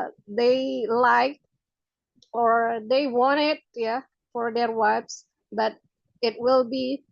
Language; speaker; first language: English; non-native, local second language; Indonesian